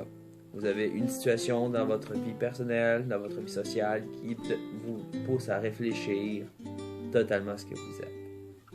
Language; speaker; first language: French; native; French